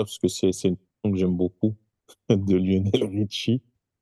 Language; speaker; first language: French; native; French